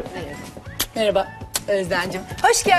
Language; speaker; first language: Turkish; native; Turkish